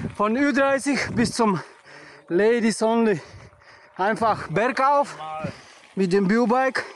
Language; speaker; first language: German; non-native, learner; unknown